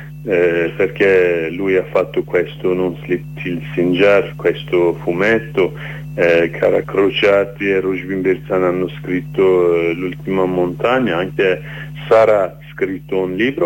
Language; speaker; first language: Italian; non-native, learner; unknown